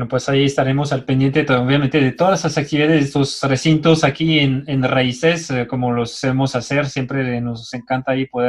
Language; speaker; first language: Spanish; native; Spanish